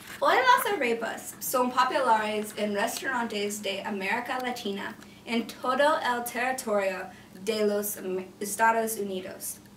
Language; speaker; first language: Spanish; non-native, learner; English